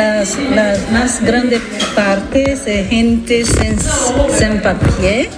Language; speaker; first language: Spanish; non-native, learner; French